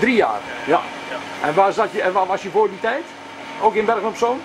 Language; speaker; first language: Dutch; native; Dutch